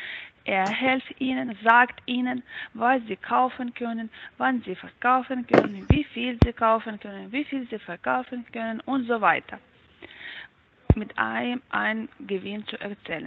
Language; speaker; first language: German; non-native, learner; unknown